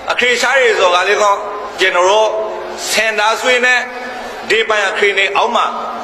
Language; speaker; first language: Burmese; native; Burmese